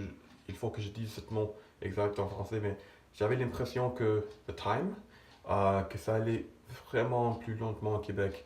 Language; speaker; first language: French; non-native, fluent; English